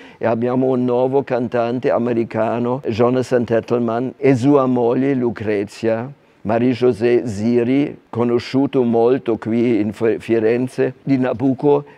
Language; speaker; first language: Italian; non-native, fluent; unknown